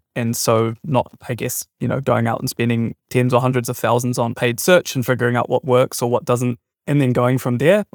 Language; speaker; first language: English; native; English